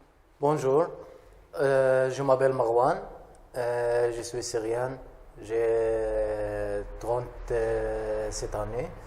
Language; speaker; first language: French; non-native, learner; Arabic